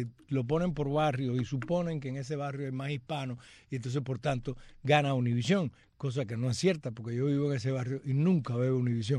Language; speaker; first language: Spanish; native; Spanish